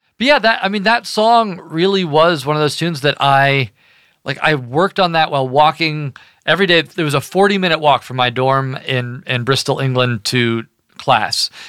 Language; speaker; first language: English; native; English